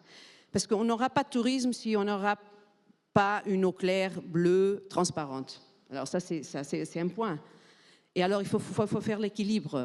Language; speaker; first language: French; non-native, fluent; Portuguese